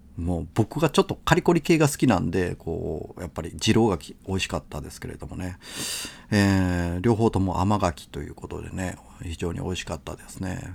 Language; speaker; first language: Japanese; native; Japanese